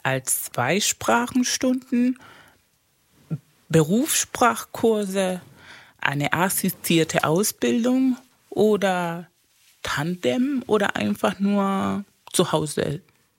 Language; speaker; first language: German; non-native, fluent; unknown